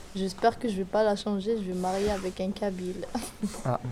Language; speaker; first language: French; non-native, local second language; Kabyle